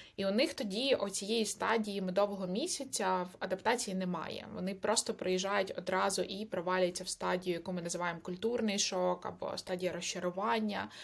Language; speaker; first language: Ukrainian; native; Ukrainian